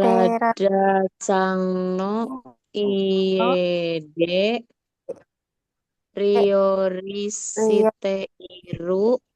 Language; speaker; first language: Japanese; non-native, learner; Indonesian